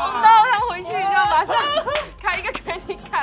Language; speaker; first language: Chinese; native; Chinese